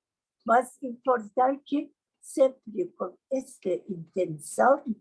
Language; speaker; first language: Portuguese; non-native, learner; Persian